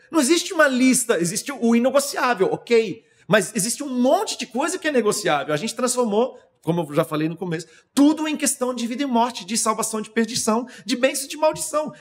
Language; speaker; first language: Portuguese; non-native, fluent; German